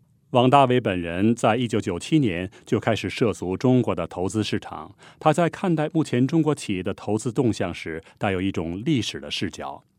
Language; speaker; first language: Chinese; native; Chinese